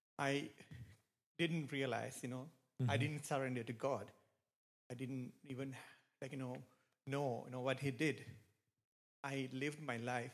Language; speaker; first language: English; non-native, local second language; Sinhala